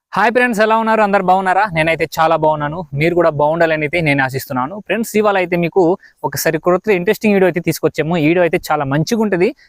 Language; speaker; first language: Telugu; native; Telugu